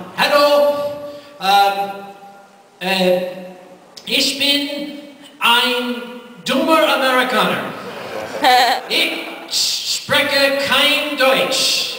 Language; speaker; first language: German; non-native, learner; English